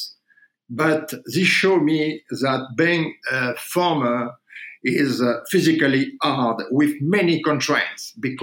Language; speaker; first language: English; non-native, learner; French